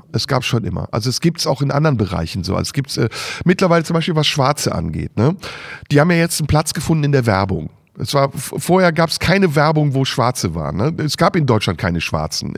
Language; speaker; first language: German; early bilingual, other home language; Turkish